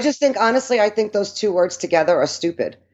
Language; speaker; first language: English; early bilingual, other home language; Italian